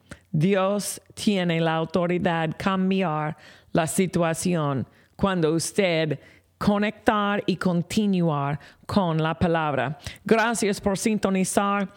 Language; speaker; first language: Spanish; non-native, fluent; English